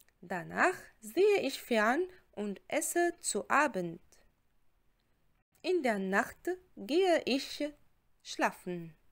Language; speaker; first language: German; non-native, fluent; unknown